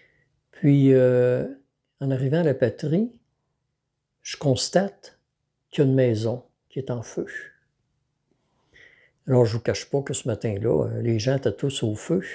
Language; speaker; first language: French; native; French